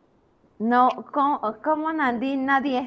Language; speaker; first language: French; non-native, learner; Spanish